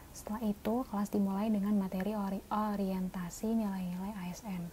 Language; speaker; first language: Indonesian; native; Indonesian